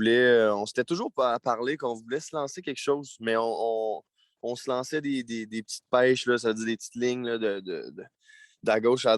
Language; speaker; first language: French; native; French